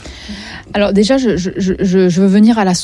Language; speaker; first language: French; native; French